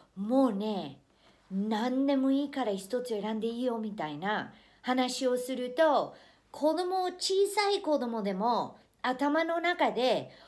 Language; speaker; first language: Japanese; non-native, fluent; English